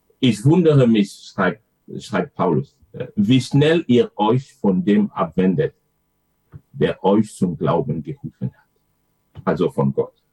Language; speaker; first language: German; non-native, fluent; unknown